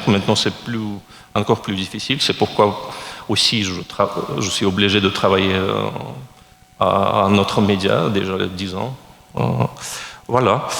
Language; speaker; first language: French; non-native, fluent; Russian